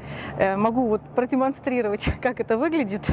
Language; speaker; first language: Russian; native; Russian